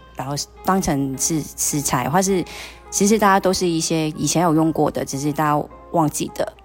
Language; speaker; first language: Chinese; non-native, fluent; Cantonese